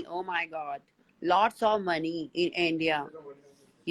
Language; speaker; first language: English; non-native, learner; Hindi